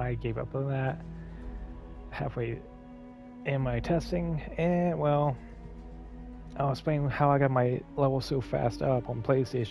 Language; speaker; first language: English; native; English